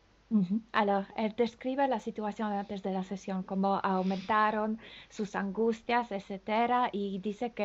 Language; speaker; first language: Spanish; non-native, fluent; French